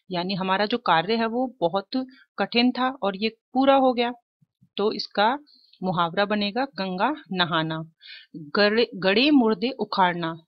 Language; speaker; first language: Hindi; native; Hindi